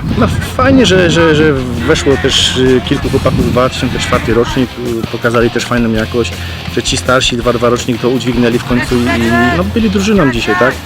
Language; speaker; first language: Polish; native; Polish